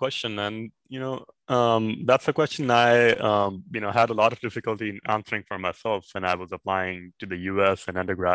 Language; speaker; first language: English; non-native, local second language; Urdu